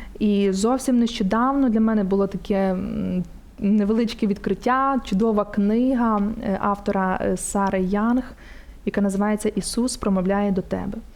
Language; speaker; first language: Ukrainian; native; Ukrainian